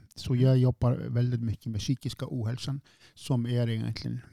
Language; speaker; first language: Swedish; non-native, fluent; Icelandic